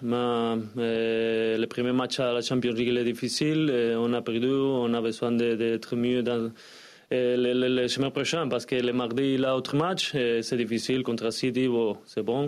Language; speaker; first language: French; non-native, learner; Spanish